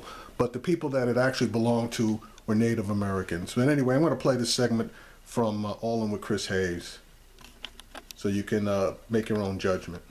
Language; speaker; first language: English; native; English